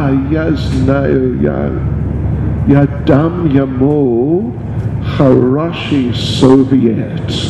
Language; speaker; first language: Russian; non-native, learner; English